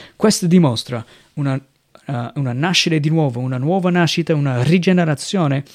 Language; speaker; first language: Italian; non-native, fluent; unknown